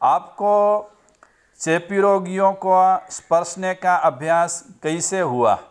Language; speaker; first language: Hindi; non-native, local second language; Gujarati